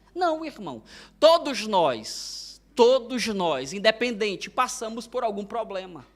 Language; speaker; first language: Portuguese; native; Portuguese